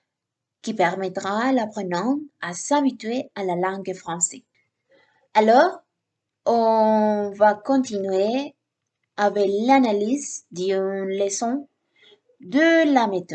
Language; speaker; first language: French; non-native, learner; Spanish